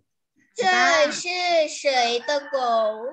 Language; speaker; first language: Chinese; non-native, learner; Thai